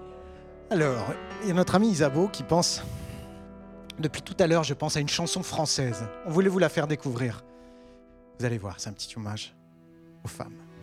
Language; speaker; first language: French; native; French